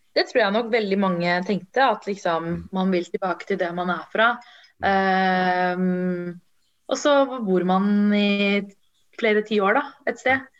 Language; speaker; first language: Norwegian; early bilingual, other home language; Tamil